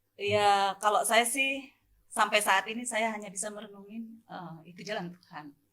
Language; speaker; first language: Indonesian; native; Indonesian